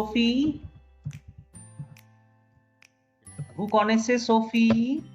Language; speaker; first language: French; non-native, fluent; Bangla